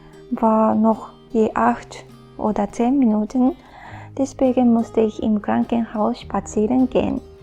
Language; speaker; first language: German; non-native, fluent; Japanese